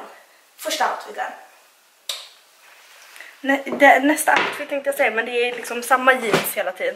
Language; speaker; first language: Swedish; native; Swedish